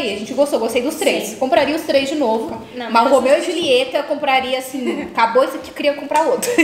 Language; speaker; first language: Portuguese; native; Portuguese